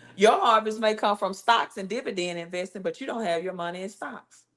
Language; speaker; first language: English; native; English